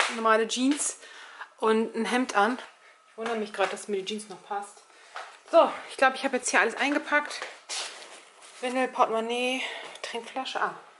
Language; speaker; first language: German; early bilingual, other home language; Turkish